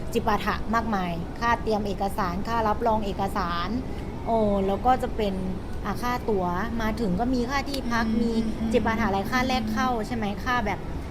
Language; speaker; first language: Thai; native; Thai